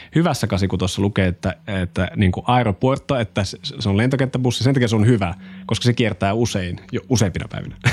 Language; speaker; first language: Finnish; native; Finnish